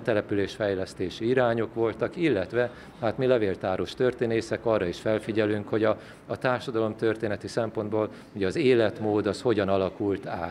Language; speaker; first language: Hungarian; native; Hungarian